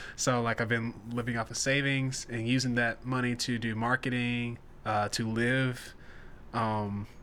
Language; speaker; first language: English; native; English